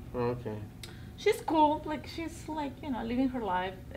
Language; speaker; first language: English; non-native, fluent; Spanish